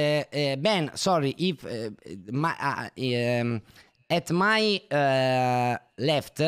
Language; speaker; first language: English; non-native, learner; Italian